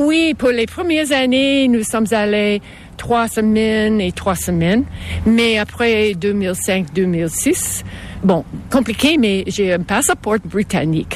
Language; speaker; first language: French; non-native, fluent; English